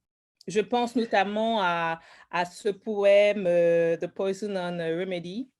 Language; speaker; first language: French; native; French